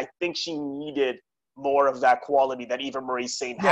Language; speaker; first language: English; native; English